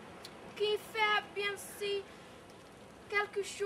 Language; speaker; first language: French; non-native, learner; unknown